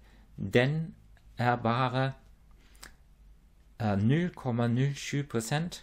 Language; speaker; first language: Norwegian; non-native, fluent; German